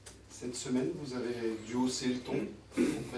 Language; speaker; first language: French; native; French